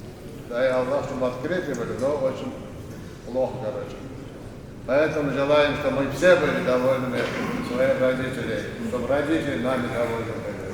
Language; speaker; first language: Russian; non-native, local second language; Kumyk